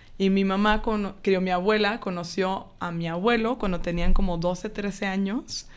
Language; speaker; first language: Spanish; native; Spanish